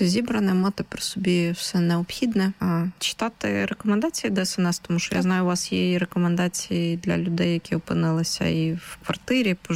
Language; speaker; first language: Ukrainian; native; Ukrainian